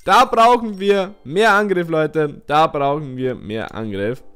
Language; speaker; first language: German; native; German